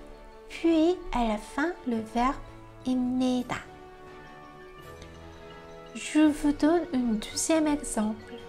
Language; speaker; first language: French; non-native, fluent; Korean